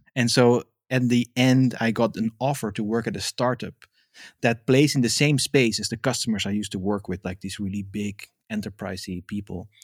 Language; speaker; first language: English; non-native, fluent; Dutch